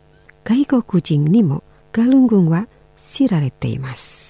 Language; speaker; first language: Japanese; non-native, fluent; Indonesian